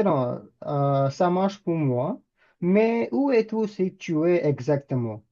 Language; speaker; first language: French; non-native, fluent; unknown